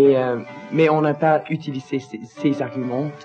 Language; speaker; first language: French; non-native, learner; Danish